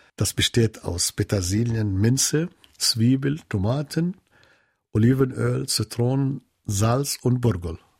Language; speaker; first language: German; non-native, fluent; Arabic